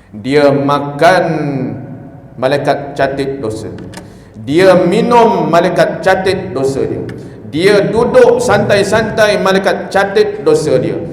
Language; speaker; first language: Malay; native; Malay